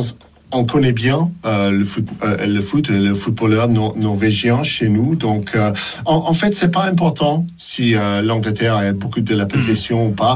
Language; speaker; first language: French; non-native, fluent; English